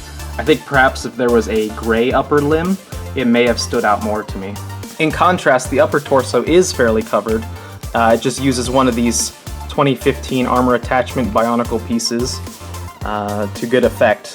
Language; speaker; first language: English; native; English